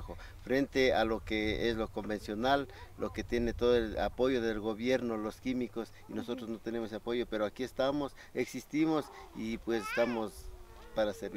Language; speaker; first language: Spanish; native; Spanish